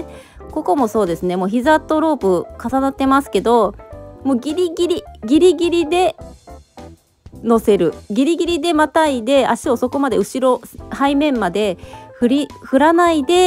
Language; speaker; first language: Japanese; native; Japanese